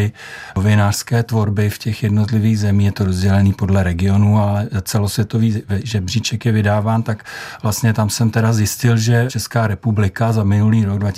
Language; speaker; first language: Czech; native; Czech